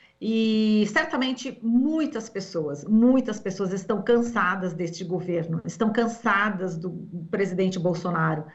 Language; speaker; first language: Portuguese; native; Portuguese